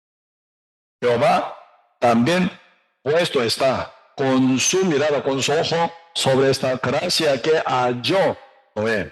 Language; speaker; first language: Spanish; non-native, learner; Korean